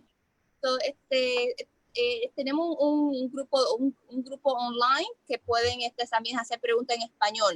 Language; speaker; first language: Spanish; early bilingual, other home language; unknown